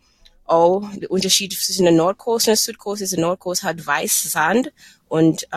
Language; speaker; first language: German; non-native, fluent; English